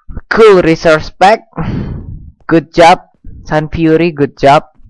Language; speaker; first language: English; non-native, learner; Indonesian